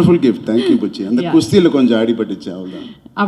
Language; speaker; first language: Tamil; non-native, learner; Telugu